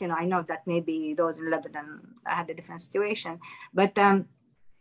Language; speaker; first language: English; non-native, fluent; Arabic